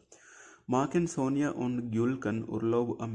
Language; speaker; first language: German; non-native, fluent; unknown